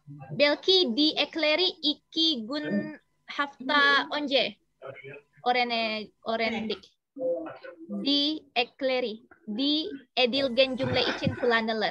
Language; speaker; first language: Turkish; non-native, learner; Indonesian